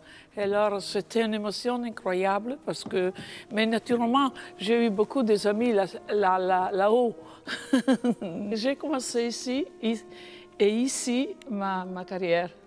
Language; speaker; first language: French; non-native, fluent; Italian